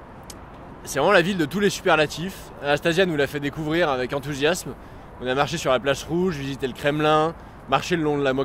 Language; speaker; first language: French; native; French